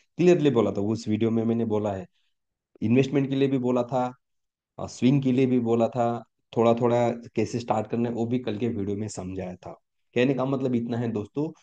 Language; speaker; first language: Hindi; non-native, local second language; Marathi